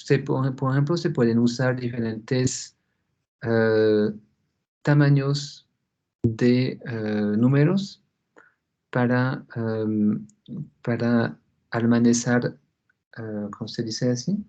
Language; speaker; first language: Spanish; non-native, fluent; French